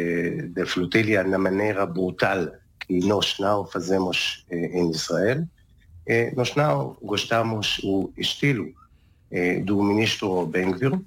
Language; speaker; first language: Portuguese; non-native, learner; Hebrew